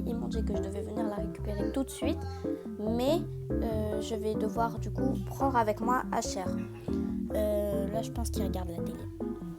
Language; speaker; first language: French; native; French